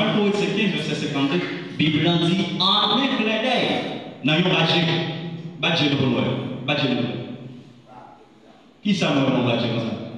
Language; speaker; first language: French; non-native, local second language; Haitian Creole